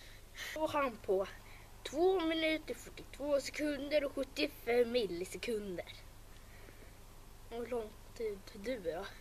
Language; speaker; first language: Swedish; native; Swedish